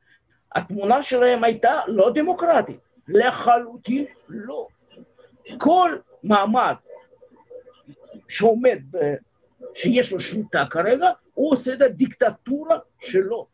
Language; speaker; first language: Hebrew; non-native, fluent; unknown